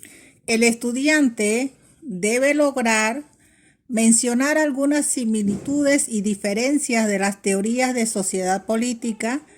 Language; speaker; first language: Spanish; native; Spanish